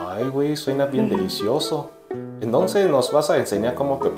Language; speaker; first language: Spanish; native; Spanish